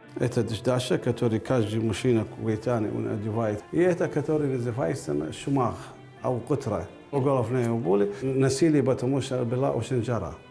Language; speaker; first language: Russian; non-native, learner; Arabic